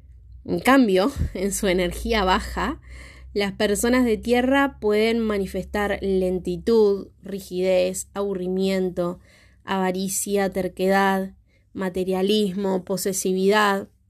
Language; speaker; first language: Spanish; native; Spanish